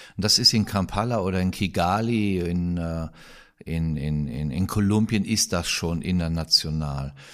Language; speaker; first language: German; native; German